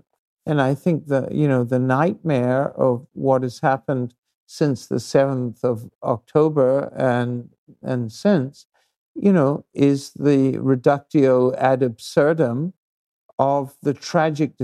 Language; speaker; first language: English; native; English